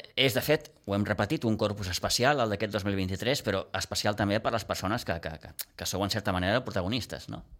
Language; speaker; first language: Catalan; native; Catalan